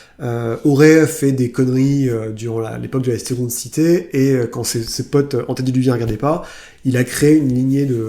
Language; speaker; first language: French; native; French